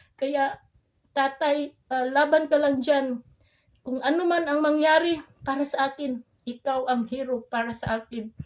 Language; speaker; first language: Filipino; non-native, local second language; Cebuano